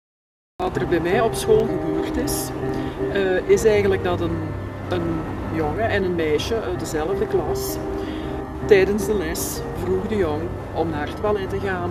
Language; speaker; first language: Dutch; native; Dutch